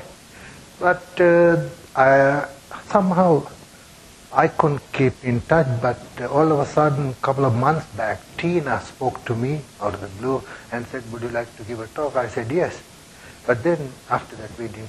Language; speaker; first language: English; non-native, local second language; Sinhala